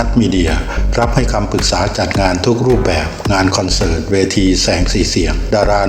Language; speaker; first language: Thai; native; Thai